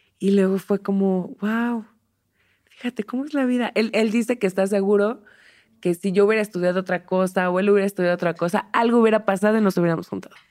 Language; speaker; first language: Spanish; native; Spanish